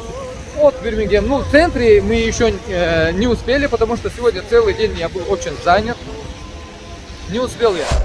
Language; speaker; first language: Russian; non-native, local second language; Chechen